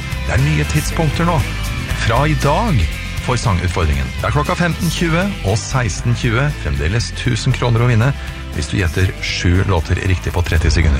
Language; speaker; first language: Norwegian; native; Norwegian